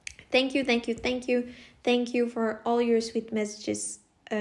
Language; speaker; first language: English; non-native, fluent; Spanish